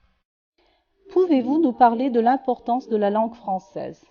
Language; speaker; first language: French; non-native, fluent; Turkish